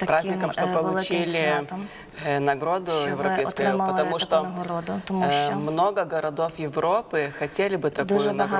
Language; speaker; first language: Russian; non-native, learner; Lithuanian